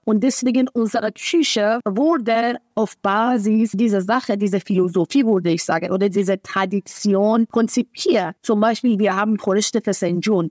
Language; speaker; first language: German; non-native, fluent; Persian